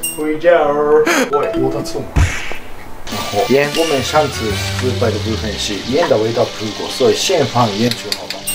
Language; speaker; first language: Chinese; non-native, learner; Japanese